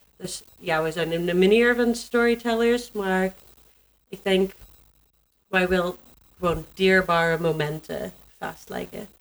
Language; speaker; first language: Dutch; non-native, learner; English